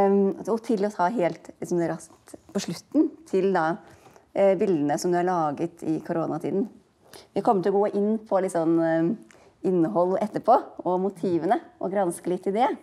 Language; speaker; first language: Norwegian; native; Norwegian